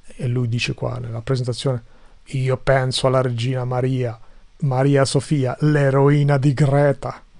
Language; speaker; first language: Italian; non-native, fluent; Albanian